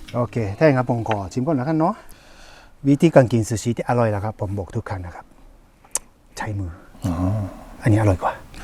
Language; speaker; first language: Thai; native; Thai